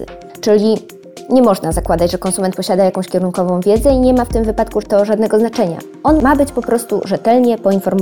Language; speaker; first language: Polish; native; Polish